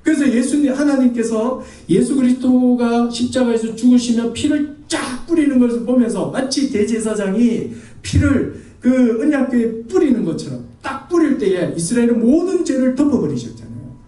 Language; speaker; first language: Korean; native; Korean